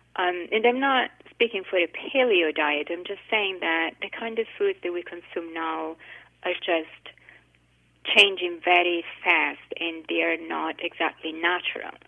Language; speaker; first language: English; non-native, fluent; Italian